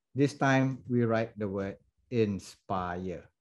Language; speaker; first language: English; non-native, local second language; Malay